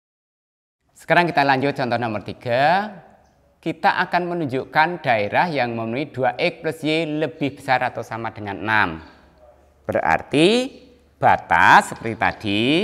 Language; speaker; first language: Indonesian; native; Indonesian